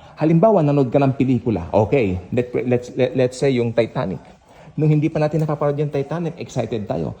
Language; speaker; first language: Filipino; native; Filipino